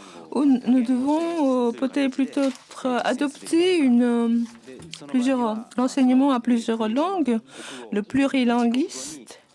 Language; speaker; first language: French; non-native, fluent; Japanese